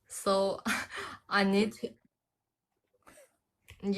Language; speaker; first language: English; non-native, learner; Chinese